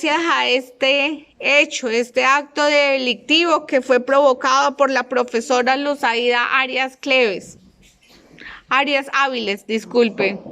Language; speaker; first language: Spanish; native; Spanish